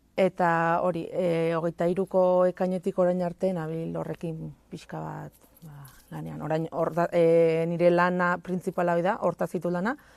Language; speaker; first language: Basque; native; Basque